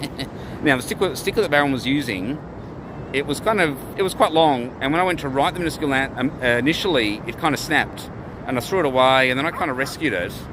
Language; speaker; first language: English; native; English